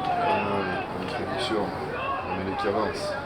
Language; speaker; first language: French; native; French